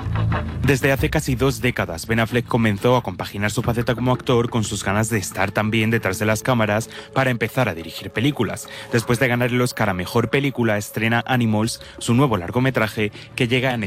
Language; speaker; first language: Spanish; native; Spanish